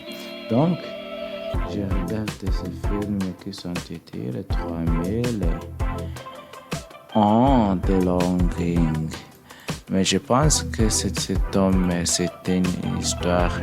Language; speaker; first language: French; non-native, learner; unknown